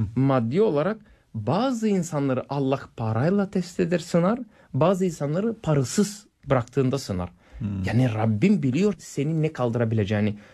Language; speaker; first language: Turkish; non-native, fluent; English